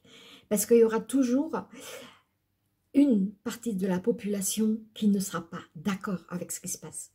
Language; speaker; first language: French; native; French